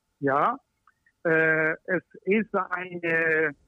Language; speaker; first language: German; non-native, learner; Persian